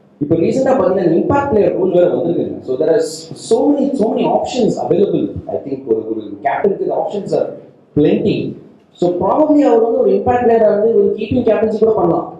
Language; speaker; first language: English; non-native, local second language; Tamil